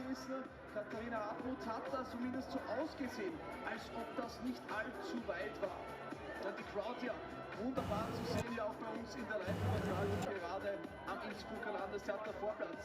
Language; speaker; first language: German; native; German